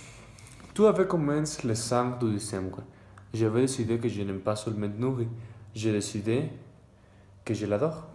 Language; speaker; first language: French; non-native, learner; Spanish